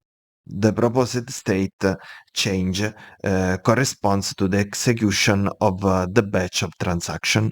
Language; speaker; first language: English; non-native, fluent; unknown